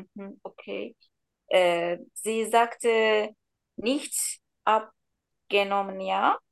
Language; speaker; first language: German; non-native, learner; Turkish